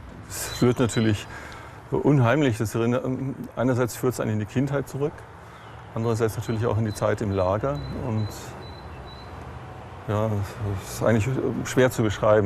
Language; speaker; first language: German; early bilingual, other home language; Estonian